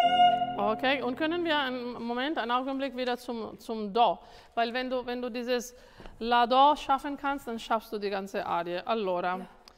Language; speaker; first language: German; non-native, fluent; Italian